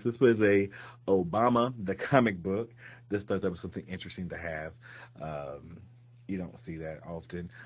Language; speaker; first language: English; native; English